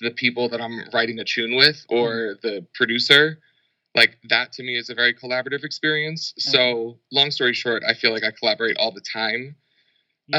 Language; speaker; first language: English; native; English